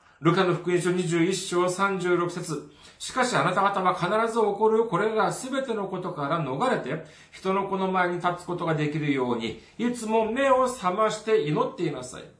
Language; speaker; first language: Japanese; non-native, fluent; Korean